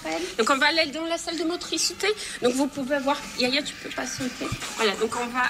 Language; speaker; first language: French; native; French